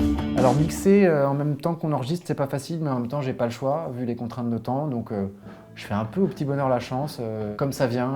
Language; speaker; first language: French; native; French